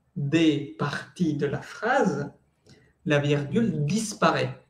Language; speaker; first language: French; non-native, fluent; Spanish